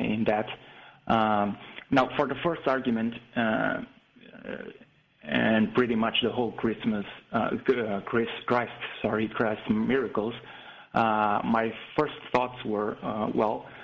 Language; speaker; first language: English; non-native, fluent; Portuguese